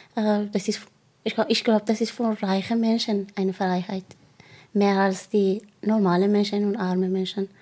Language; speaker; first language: German; non-native, learner; Persian